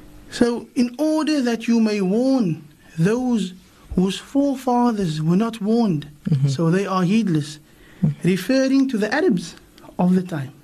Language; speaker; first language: English; native; English